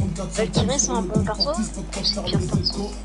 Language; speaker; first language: French; native; French